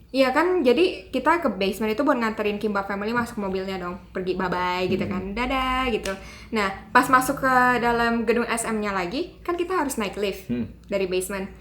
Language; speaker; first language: Indonesian; native; Indonesian